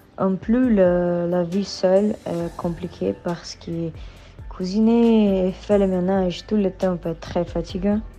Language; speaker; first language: French; non-native, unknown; Portuguese